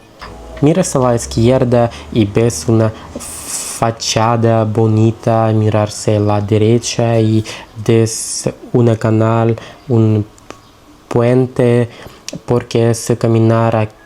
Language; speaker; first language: Spanish; non-native, learner; Russian